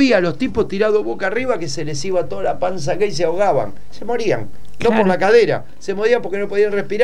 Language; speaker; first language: Spanish; native; Spanish